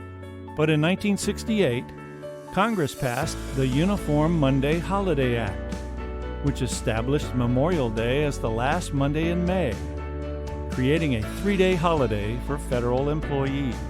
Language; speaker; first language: English; native; English